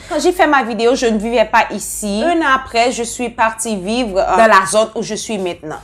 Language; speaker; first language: French; non-native, local second language; Haitian Creole